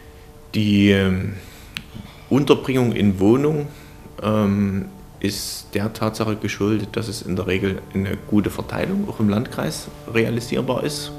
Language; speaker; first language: German; native; German